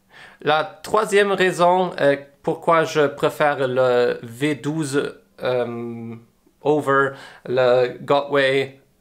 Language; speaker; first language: French; non-native, learner; English